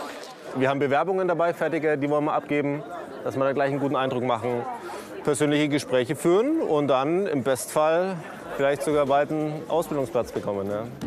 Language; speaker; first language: German; native; German